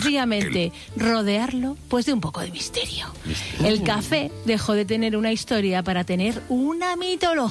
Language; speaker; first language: Spanish; native; Spanish